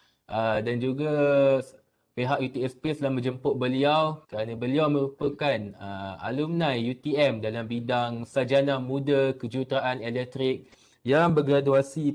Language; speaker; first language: Malay; native; Malay